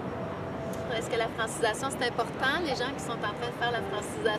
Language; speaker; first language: French; native; French